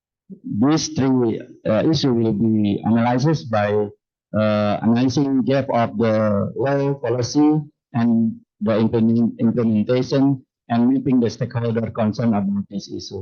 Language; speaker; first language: English; non-native, fluent; Indonesian